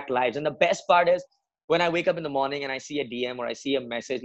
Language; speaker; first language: English; non-native, local second language; Assamese